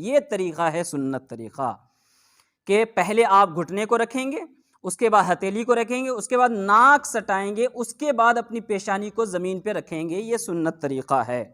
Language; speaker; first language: Urdu; native; Urdu